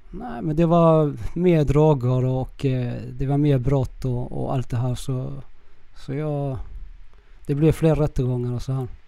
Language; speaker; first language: Swedish; early bilingual, other home language; Spanish